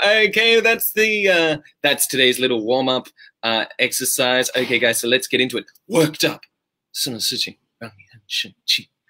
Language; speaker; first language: English; native; English